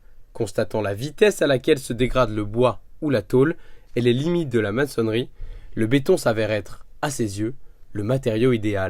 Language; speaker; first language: French; native; French